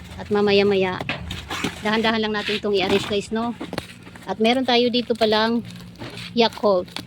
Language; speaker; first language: Filipino; non-native, local second language; Cebuano